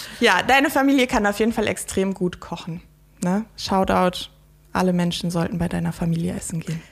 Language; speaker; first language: German; native; German